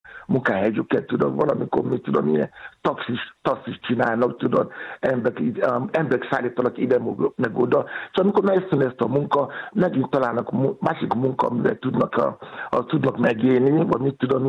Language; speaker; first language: Hungarian; non-native, learner; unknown